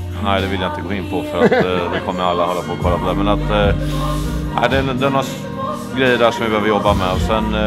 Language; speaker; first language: Swedish; native; Swedish